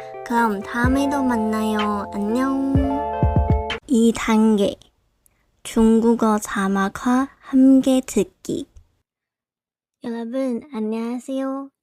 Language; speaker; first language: Korean; non-native, local second language; Chinese